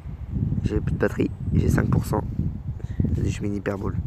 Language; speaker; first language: French; native; French